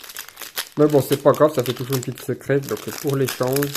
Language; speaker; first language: French; native; French